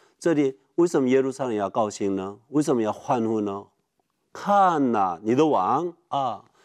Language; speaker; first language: Chinese; non-native, fluent; Korean